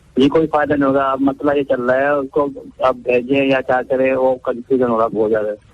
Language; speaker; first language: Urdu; native; Urdu